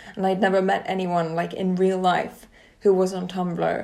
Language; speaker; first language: English; non-native, fluent; Swedish